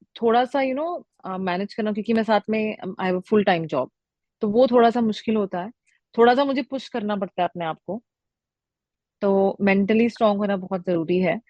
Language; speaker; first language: Hindi; native; Hindi